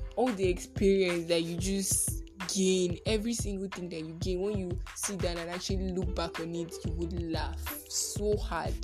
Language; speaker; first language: English; non-native, local second language; Yoruba